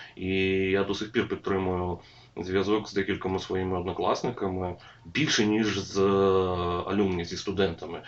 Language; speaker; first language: Ukrainian; non-native, local second language; Russian